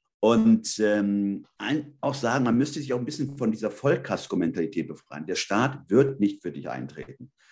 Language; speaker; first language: German; early bilingual, other home language; Spanish